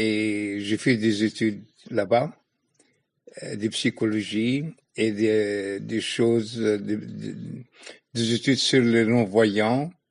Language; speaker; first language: French; non-native, fluent; Arabic